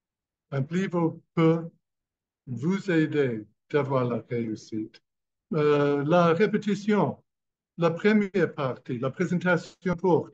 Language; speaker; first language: French; non-native, fluent; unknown